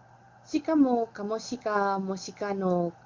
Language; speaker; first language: Japanese; non-native, learner; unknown